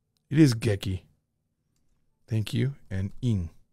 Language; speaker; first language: English; native; English